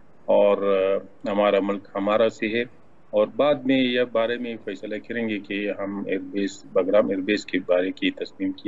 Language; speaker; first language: Hindi; non-native, learner; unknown